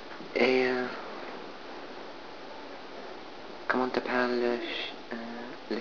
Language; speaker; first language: French; non-native, learner; English